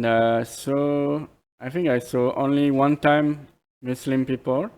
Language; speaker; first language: English; non-native, fluent; French